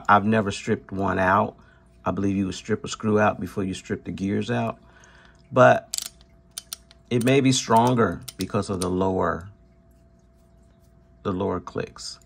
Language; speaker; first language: English; native; English